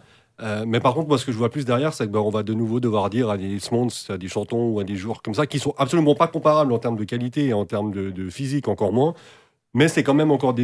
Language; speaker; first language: French; native; French